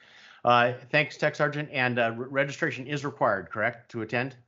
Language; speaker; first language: English; native; English